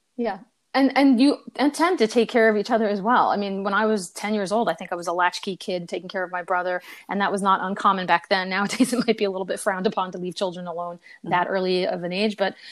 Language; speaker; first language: English; native; English